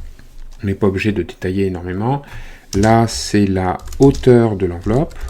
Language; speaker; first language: French; native; French